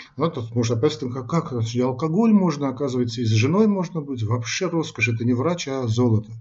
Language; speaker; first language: Russian; non-native, local second language; Armenian